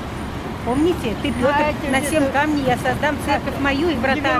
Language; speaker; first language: Russian; native; Russian